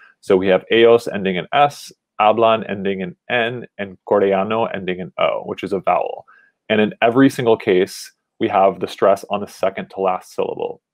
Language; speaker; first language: English; native; English